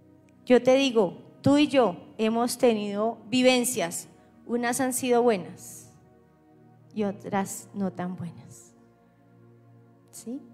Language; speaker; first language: Spanish; native; Spanish